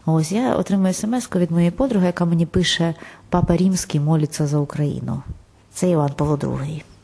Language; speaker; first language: Ukrainian; non-native, local second language; Russian